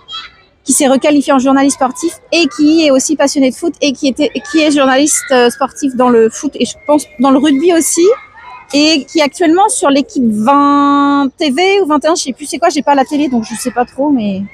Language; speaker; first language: French; native; French